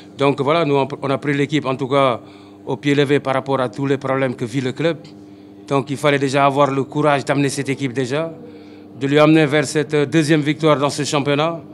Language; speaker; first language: French; non-native, local second language; Wolof